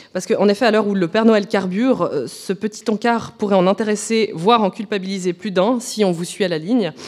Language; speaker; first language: French; native; French